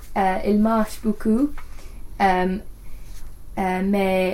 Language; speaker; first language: French; non-native, learner; English